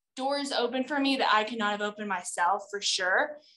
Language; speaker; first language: English; native; English